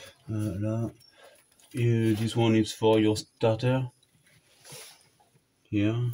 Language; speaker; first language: English; non-native, learner; French